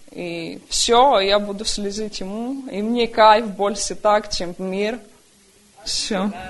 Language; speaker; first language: Russian; early bilingual, heritage; Russian